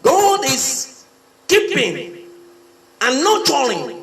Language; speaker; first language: English; non-native, local second language; Yoruba